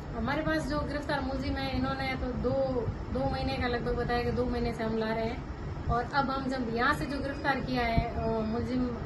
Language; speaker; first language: Hindi; native; Hindi